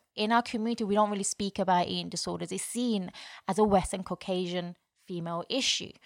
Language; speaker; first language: English; early bilingual, other home language; Bangla